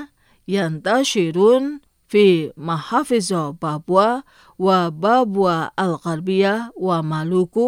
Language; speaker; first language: Arabic; non-native, fluent; Indonesian